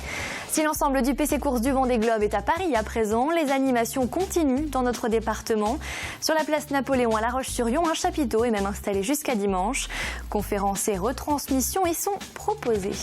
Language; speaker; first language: French; native; French